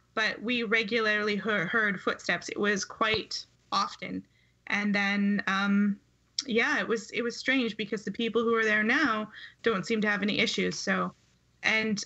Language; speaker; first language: English; native; English